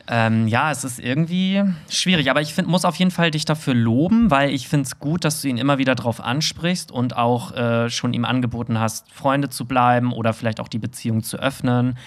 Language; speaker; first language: German; native; German